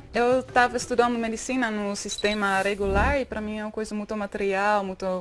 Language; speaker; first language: Portuguese; non-native, fluent; Dutch